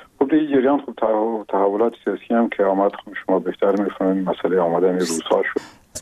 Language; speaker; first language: Persian; non-native, local second language; Pashto